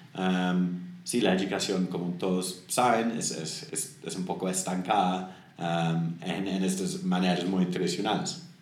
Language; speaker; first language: Spanish; non-native, fluent; English